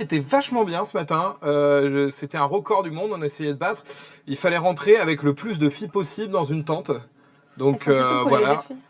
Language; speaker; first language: French; native; French